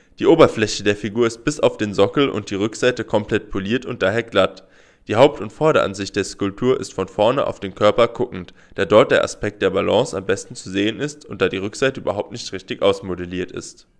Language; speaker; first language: German; native; German